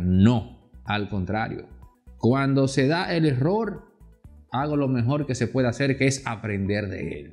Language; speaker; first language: Spanish; native; Spanish